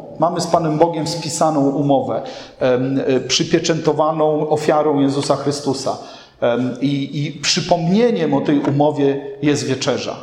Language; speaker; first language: Polish; native; Polish